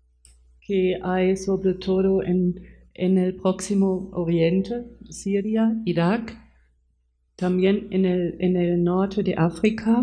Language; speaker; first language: Spanish; non-native, fluent; German